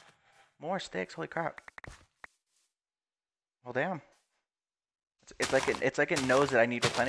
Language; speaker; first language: English; native; English